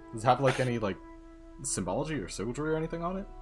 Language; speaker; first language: English; native; English